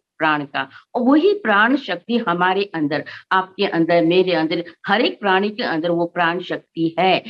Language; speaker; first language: Hindi; non-native, local second language; Nepali